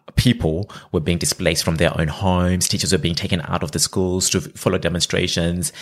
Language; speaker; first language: English; non-native, local second language; Shona